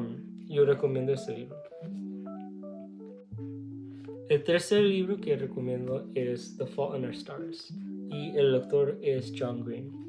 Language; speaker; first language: Spanish; non-native, learner; English